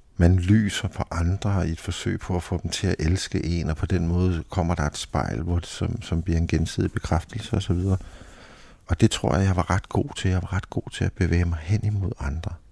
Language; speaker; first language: Danish; native; Danish